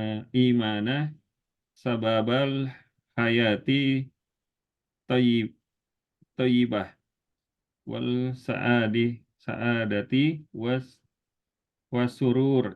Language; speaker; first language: Arabic; non-native, learner; Indonesian